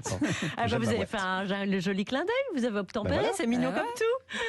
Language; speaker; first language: French; native; French